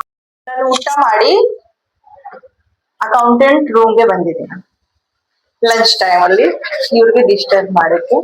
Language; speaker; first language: Kannada; non-native, learner; Hindi